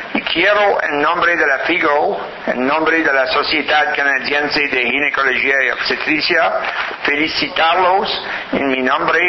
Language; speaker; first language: Spanish; non-native, learner; English